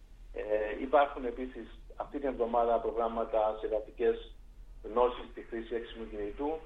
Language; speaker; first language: Greek; native; Greek